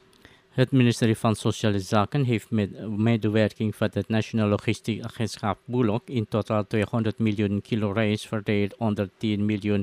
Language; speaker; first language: Dutch; non-native, fluent; Indonesian